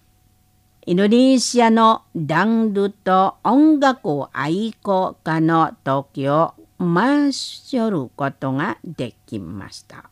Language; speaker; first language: Japanese; non-native, fluent; Indonesian